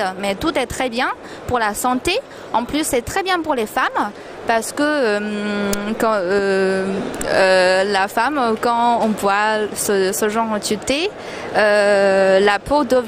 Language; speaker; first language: French; non-native, fluent; Chinese